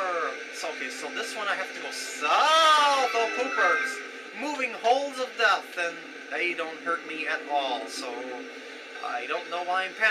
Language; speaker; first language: English; native; English